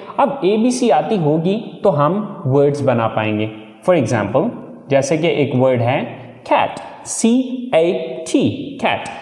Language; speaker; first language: Urdu; native; Urdu